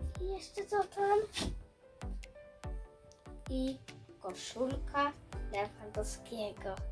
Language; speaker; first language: Polish; early bilingual, heritage; Polish